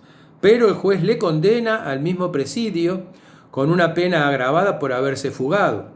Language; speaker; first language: Spanish; native; Spanish